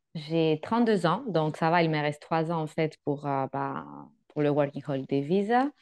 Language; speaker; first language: French; non-native, fluent; Greek